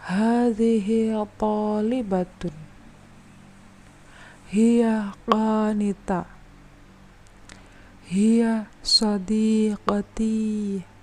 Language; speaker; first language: Arabic; non-native, fluent; Indonesian